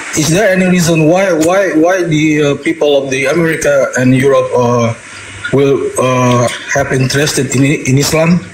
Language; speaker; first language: English; non-native, learner; Indonesian